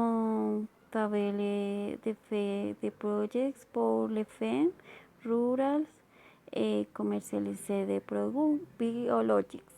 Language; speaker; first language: French; non-native, learner; Spanish